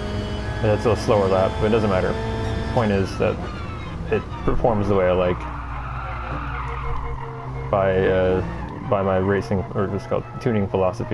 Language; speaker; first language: English; native; English